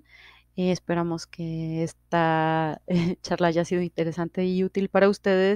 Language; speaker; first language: Spanish; native; Spanish